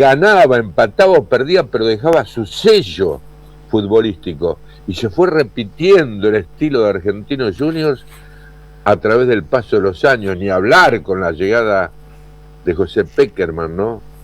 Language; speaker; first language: Spanish; native; Spanish